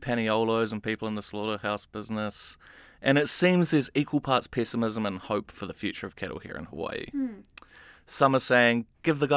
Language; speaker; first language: English; native; English